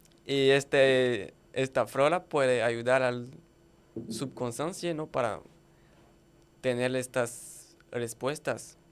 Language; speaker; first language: Spanish; non-native, learner; French